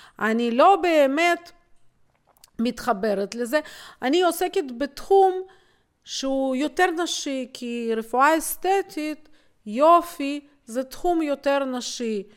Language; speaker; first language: Hebrew; non-native, fluent; Russian